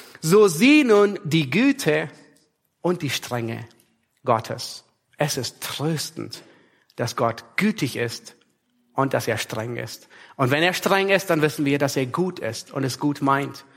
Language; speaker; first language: German; native; German